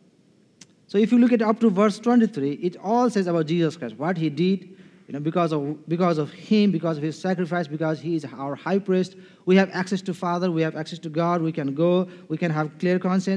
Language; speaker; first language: English; non-native, fluent; Nepali